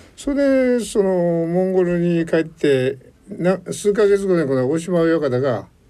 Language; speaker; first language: Japanese; native; Japanese